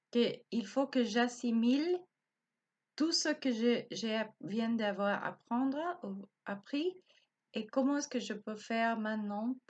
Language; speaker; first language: French; non-native, learner; Spanish